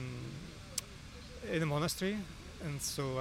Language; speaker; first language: English; non-native, learner; Italian